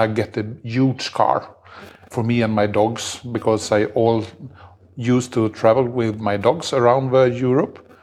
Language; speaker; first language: English; non-native, fluent; Swedish